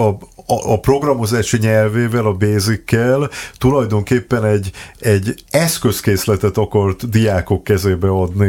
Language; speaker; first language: Hungarian; native; Hungarian